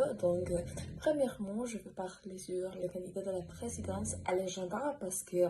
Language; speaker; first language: French; non-native, learner; Spanish